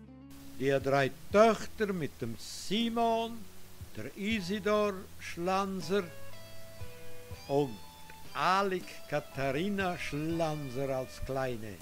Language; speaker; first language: German; non-native, local second language; Romansh